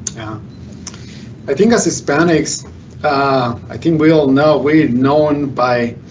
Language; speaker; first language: English; non-native, fluent; Spanish